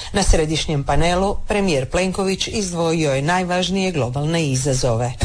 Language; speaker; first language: Croatian; native; Croatian